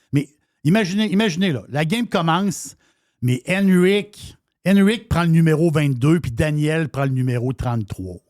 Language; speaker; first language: French; native; French